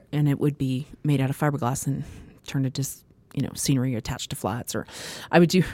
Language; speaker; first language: English; native; English